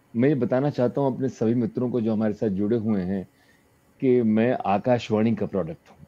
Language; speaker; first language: Hindi; native; Hindi